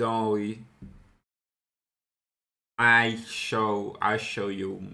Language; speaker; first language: English; non-native, fluent; French